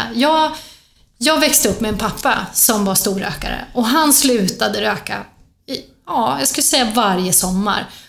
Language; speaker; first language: Swedish; native; Swedish